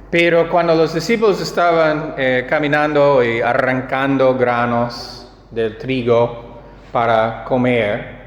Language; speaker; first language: Spanish; non-native, fluent; English